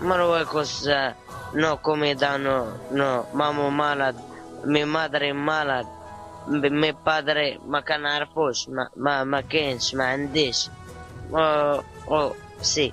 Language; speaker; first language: Spanish; non-native, learner; Arabic